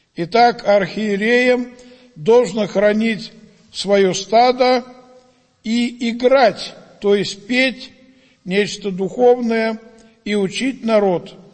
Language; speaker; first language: Russian; native; Russian